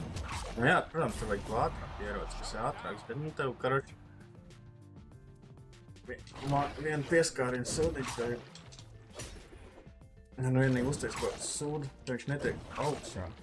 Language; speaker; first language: Latvian; native; Latvian